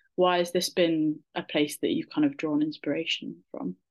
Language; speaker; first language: English; native; English